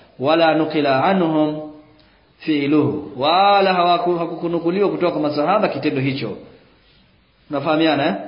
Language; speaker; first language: Swahili; native; Swahili